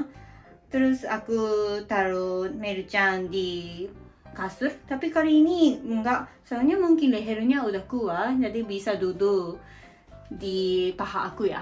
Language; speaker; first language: Indonesian; native; Indonesian